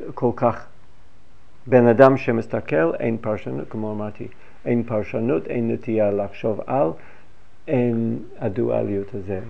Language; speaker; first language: Hebrew; non-native, fluent; English